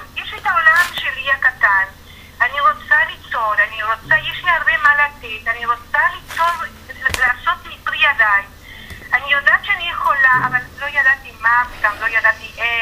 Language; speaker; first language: Hebrew; non-native, fluent; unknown